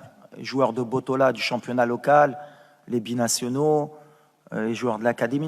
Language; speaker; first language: French; native; French